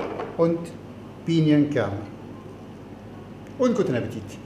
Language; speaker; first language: German; non-native, fluent; Arabic